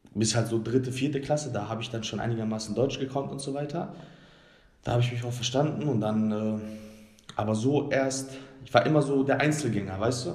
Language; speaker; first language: German; early bilingual, other home language; Bosnian